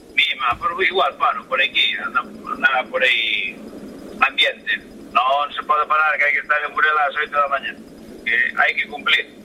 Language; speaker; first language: Galician; native; Galician